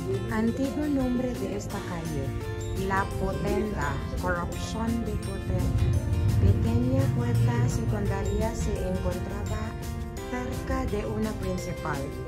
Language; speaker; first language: Spanish; non-native, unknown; Filipino